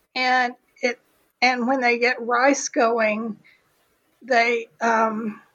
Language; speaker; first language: English; native; English